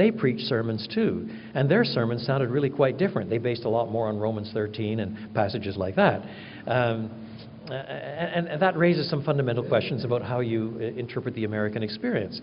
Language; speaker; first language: English; native; English